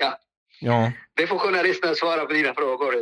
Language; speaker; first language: Swedish; non-native, fluent; Arabic